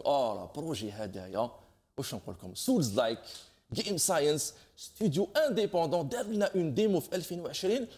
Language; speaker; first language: French; non-native, local second language; Arabic